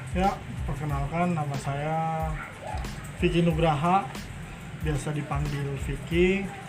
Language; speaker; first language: Indonesian; native; Indonesian